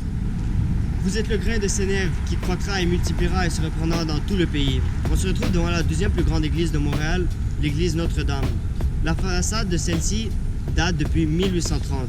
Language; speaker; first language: French; native; French